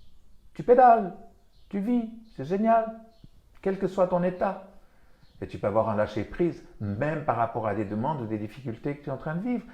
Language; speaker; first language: French; native; French